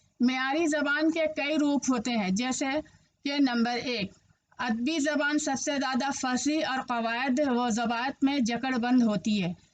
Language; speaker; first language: Urdu; native; Urdu